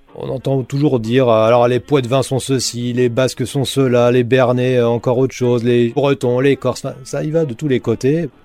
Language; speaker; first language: French; native; French